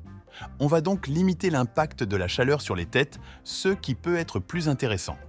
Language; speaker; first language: French; native; French